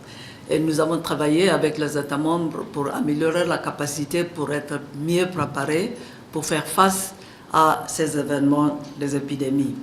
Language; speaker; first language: French; non-native, fluent; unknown